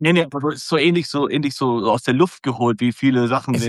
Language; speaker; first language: German; native; German